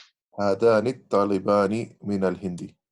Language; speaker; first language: Arabic; non-native, learner; English